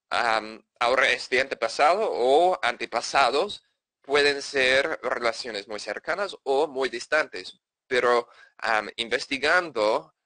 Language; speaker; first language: Spanish; non-native, fluent; English